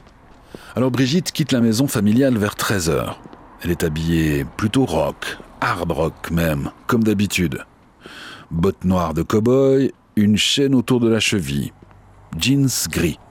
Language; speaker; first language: French; native; French